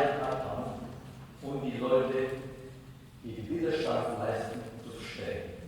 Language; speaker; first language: German; non-native, fluent; Spanish